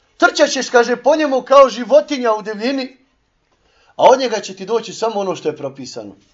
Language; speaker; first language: Bosnian; native; Bosnian